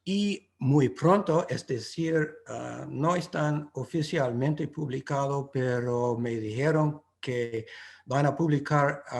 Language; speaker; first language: Spanish; non-native, fluent; English